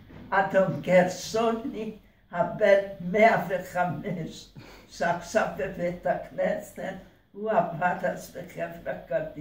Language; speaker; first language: Hebrew; early bilingual, other home language; Hungarian